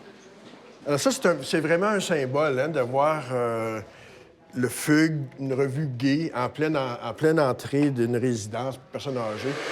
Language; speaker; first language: French; native; French